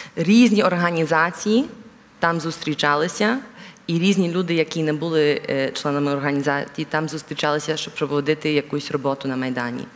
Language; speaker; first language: Ukrainian; early bilingual, heritage; Ukrainian